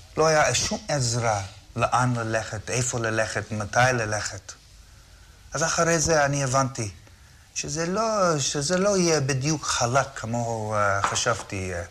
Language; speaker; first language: Hebrew; non-native, fluent; English